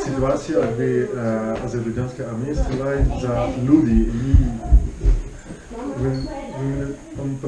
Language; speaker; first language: Russian; non-native, learner; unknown